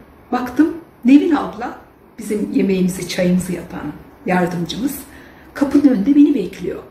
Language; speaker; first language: Turkish; native; Turkish